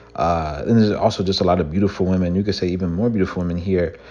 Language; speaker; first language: English; native; English